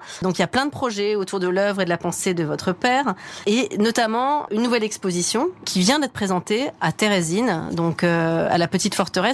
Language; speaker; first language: French; native; French